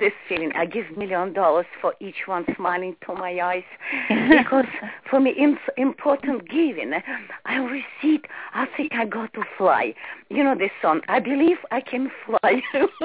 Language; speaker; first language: English; non-native, learner; Ukrainian